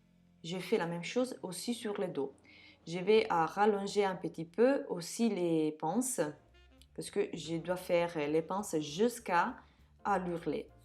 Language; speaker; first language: French; non-native, fluent; Italian